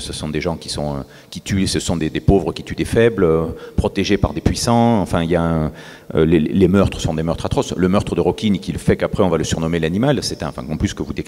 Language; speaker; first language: French; native; French